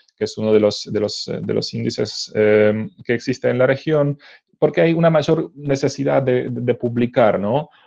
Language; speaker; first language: Spanish; non-native, fluent; Czech